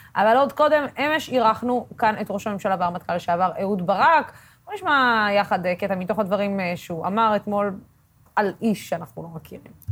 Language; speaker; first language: Hebrew; non-native, local second language; Arabic